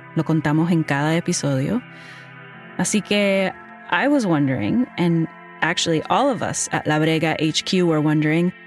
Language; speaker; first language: English; early bilingual, other home language; Spanish